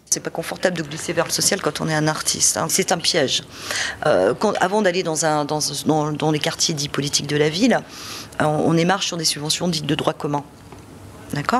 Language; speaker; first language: French; native; French